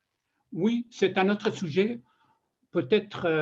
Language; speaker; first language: French; non-native, fluent; Persian